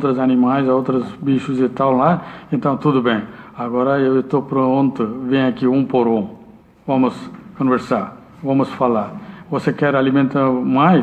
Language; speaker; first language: Portuguese; non-native, learner; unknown